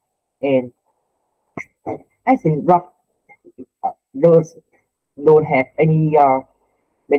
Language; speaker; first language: English; non-native, learner; Vietnamese